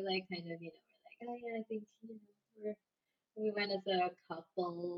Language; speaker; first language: English; non-native, local second language; Malayalam